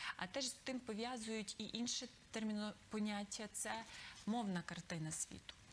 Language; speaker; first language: Ukrainian; native; Ukrainian